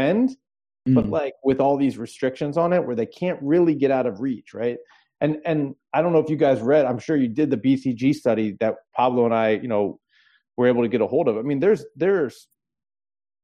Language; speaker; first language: English; native; English